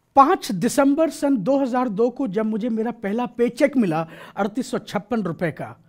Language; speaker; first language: Hindi; native; Hindi